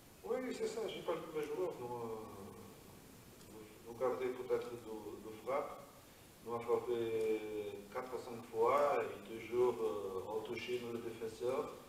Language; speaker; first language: French; non-native, learner; Portuguese